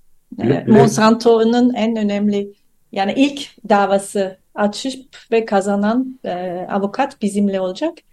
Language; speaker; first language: Turkish; non-native, fluent; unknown